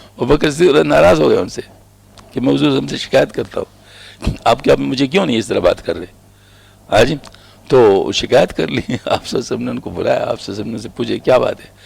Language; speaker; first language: Urdu; non-native, local second language; Pashto